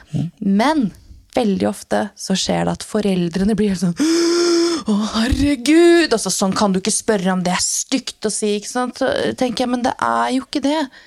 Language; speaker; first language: Norwegian; native; Norwegian